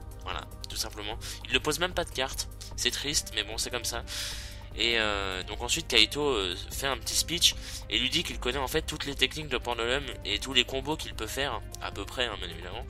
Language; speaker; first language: French; native; French